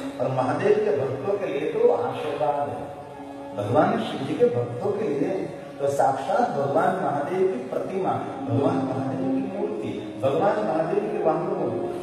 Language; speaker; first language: Hindi; non-native, local second language; Gujarati